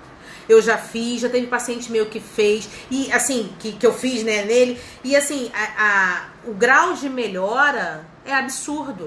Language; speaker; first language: Portuguese; native; Portuguese